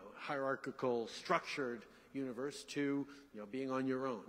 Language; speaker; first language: English; early bilingual, other home language; French